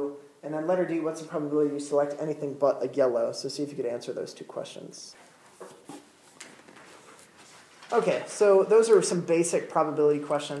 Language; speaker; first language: English; native; English